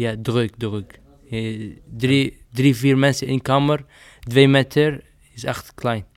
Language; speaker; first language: Dutch; non-native, learner; Arabic